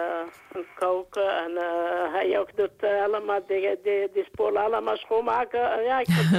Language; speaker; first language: Dutch; non-native, learner; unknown